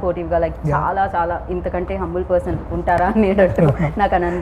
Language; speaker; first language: Telugu; native; Telugu